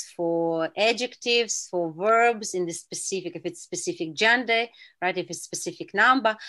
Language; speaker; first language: English; non-native, fluent; Uzbek